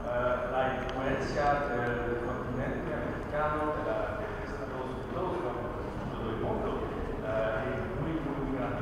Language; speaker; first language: Spanish; non-native, learner; French